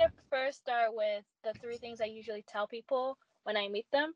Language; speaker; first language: English; native; English